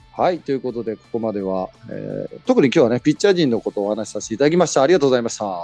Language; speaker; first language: Japanese; native; Japanese